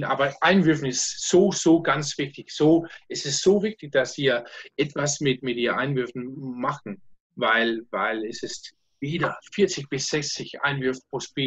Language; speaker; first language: German; non-native, learner; Danish